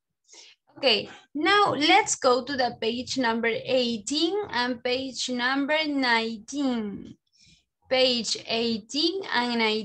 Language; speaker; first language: English; non-native, learner; Spanish